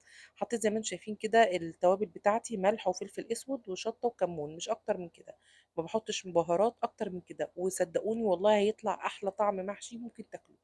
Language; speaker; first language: Arabic; native; Arabic